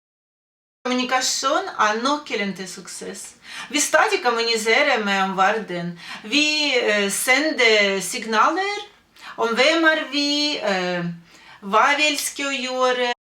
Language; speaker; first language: Norwegian; non-native, fluent; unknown